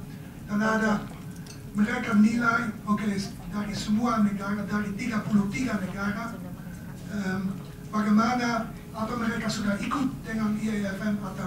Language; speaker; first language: Indonesian; non-native, fluent; Dutch